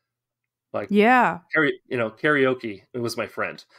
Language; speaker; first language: English; native; English